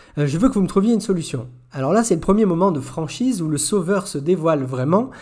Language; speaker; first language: French; native; French